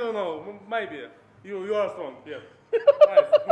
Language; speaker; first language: English; non-native, learner; Ukrainian